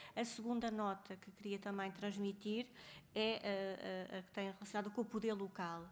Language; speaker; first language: Portuguese; native; Portuguese